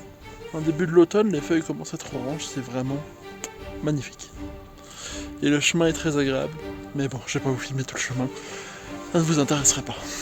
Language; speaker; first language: French; native; French